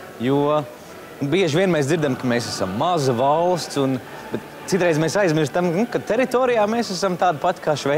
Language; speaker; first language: Latvian; native; Latvian